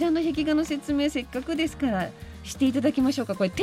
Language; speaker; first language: Japanese; native; Japanese